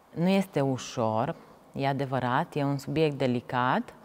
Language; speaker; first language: Romanian; native; Romanian